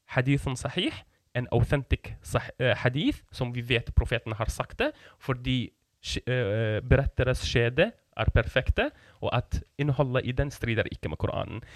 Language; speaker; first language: Norwegian; non-native, fluent; Kurdish